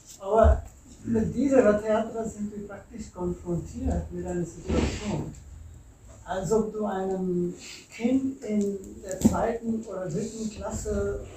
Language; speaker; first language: German; non-native, fluent; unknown